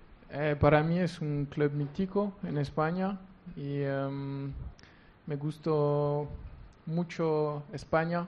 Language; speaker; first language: Spanish; non-native, learner; French